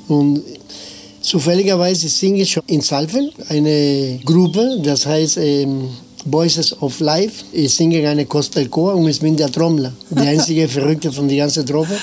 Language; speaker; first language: German; non-native, learner; Spanish